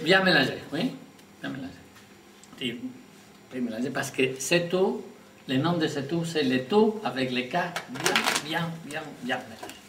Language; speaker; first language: French; non-native, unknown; Spanish